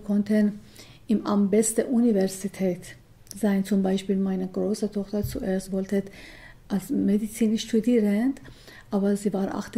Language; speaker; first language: German; non-native, learner; Persian